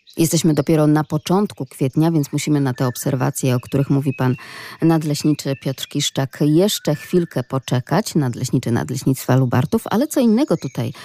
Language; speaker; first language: Polish; native; Polish